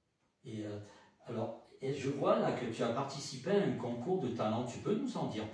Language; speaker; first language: French; native; French